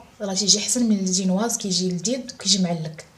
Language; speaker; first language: Arabic; native; Arabic